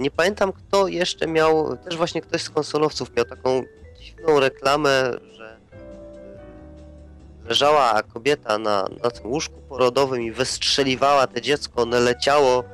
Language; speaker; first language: Polish; native; Polish